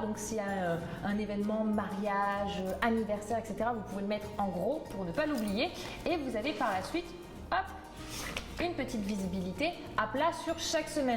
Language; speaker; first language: French; native; French